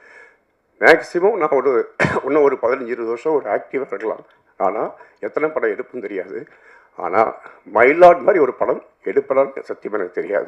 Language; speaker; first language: Tamil; native; Tamil